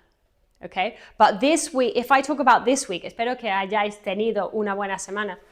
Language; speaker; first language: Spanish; non-native, fluent; English